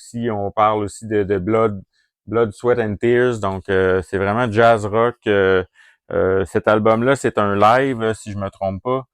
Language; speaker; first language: French; native; French